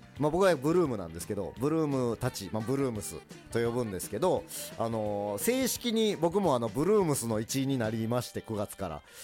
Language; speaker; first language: Japanese; early bilingual, other home language; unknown